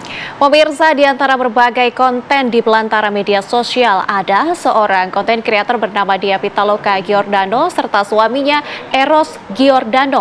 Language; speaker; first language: Indonesian; native; Indonesian